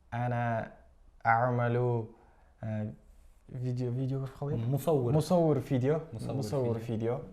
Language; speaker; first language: Arabic; non-native, learner; Kazakh